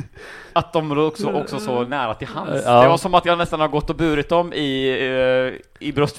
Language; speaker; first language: Swedish; native; Swedish